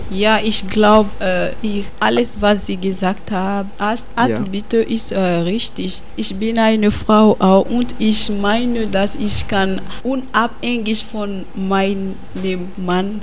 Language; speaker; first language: German; non-native, learner; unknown